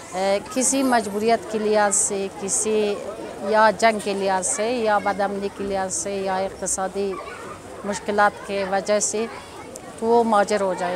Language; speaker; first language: Hindi; non-native, learner; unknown